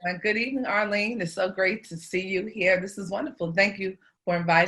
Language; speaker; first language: English; native; English